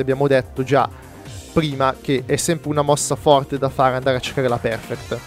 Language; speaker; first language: Italian; native; Italian